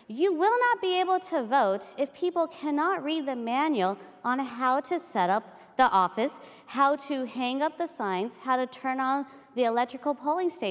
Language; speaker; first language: English; native; English